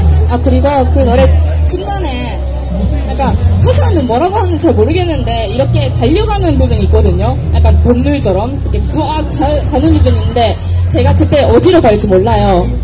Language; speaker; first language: Korean; non-native, fluent; Japanese